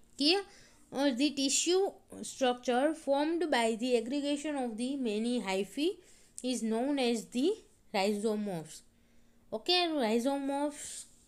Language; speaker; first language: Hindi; non-native, local second language; Gujarati